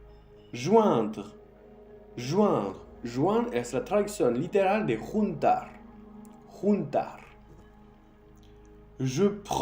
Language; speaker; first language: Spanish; non-native, fluent; French